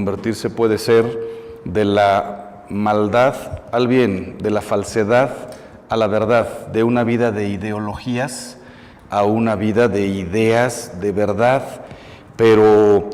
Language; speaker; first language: Spanish; native; Spanish